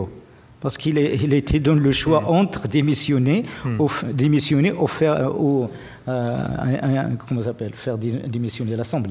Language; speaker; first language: French; non-native, fluent; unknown